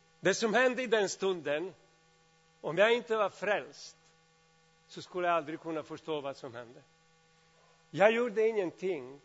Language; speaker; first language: Swedish; non-native, fluent; Serbian